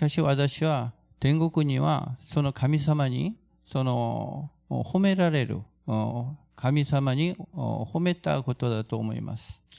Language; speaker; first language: Japanese; non-native, fluent; Korean